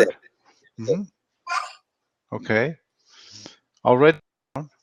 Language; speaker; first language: English; non-native, fluent; Spanish